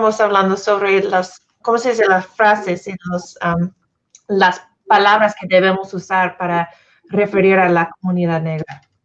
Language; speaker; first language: Spanish; non-native, fluent; English